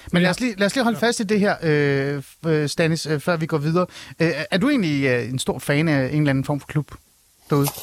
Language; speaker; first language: Danish; early bilingual, other home language; Persian